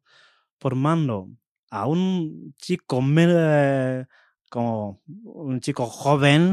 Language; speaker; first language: Spanish; non-native, fluent; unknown